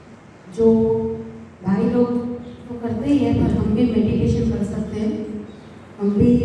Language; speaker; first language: Hindi; non-native, local second language; Gujarati